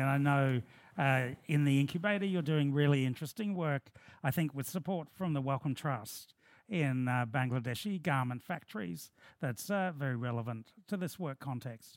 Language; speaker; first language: English; native; English